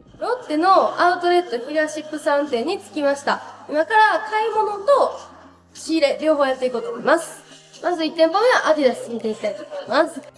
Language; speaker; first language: Japanese; native; Japanese